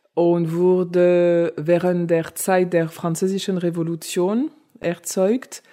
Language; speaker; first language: German; non-native, fluent; French